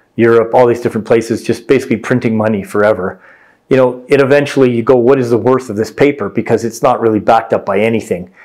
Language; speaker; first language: English; native; English